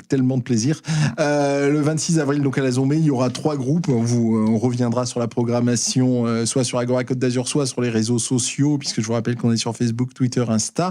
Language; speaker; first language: French; native; French